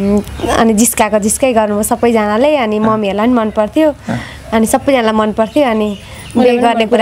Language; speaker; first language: Nepali; native; Nepali